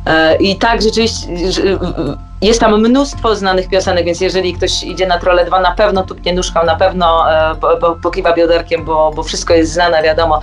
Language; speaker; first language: Polish; native; Polish